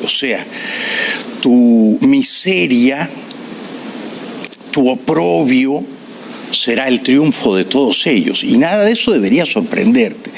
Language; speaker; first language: Spanish; native; Spanish